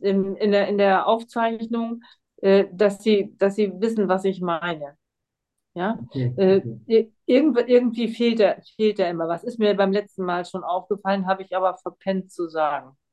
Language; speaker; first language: German; native; German